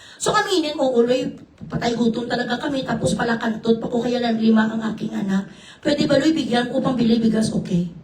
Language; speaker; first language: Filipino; non-native, local second language; Hiligaynon